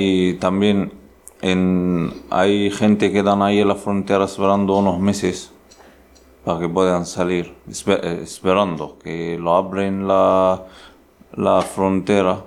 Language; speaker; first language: Spanish; non-native, learner; Arabic